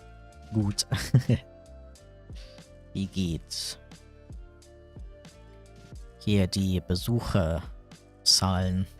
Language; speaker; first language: German; non-native, fluent; English